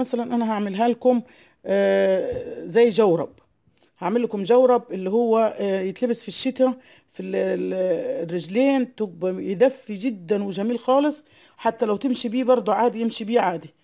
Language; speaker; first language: Arabic; native; Arabic